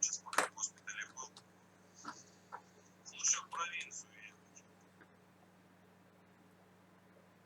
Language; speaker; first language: Russian; native; Russian